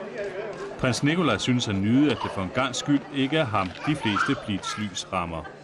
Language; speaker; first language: Danish; native; Danish